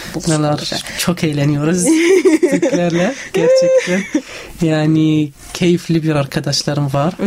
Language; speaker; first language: Turkish; non-native, fluent; Arabic